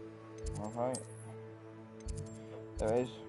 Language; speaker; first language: English; native; English